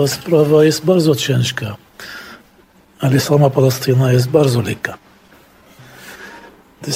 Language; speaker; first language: Polish; non-native, fluent; Arabic